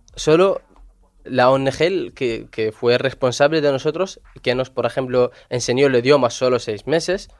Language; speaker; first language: Spanish; non-native, fluent; Arabic